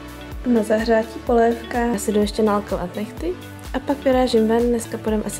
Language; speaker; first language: Czech; native; Czech